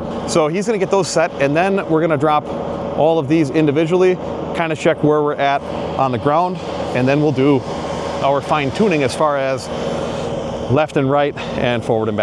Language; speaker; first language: English; native; English